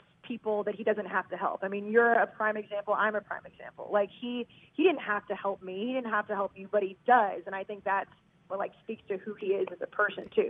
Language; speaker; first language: English; native; English